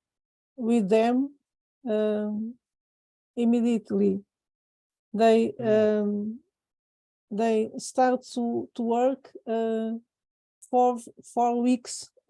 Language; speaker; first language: English; non-native, fluent; Portuguese